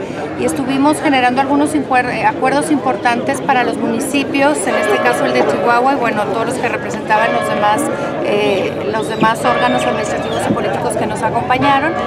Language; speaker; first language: Spanish; native; Spanish